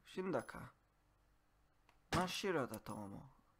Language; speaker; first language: Japanese; non-native, learner; English